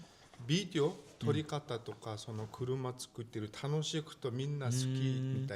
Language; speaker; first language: Japanese; non-native, fluent; Mongolian